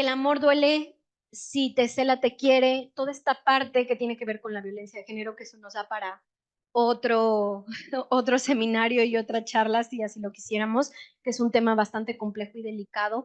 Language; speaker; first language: Spanish; native; Spanish